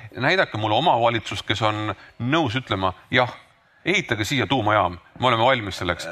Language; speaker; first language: Estonian; native; Estonian